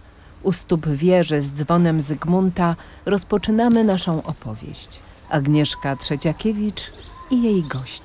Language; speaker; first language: Polish; native; Polish